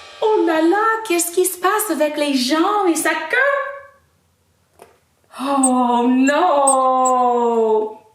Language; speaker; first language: French; non-native, fluent; English